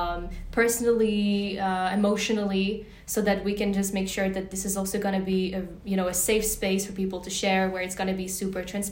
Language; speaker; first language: English; native; English